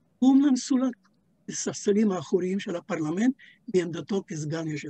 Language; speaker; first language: Hebrew; native; Hebrew